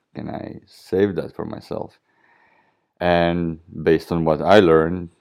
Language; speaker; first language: English; non-native, fluent; Russian